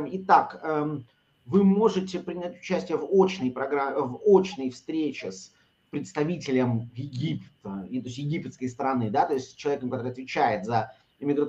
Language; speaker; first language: Russian; native; Russian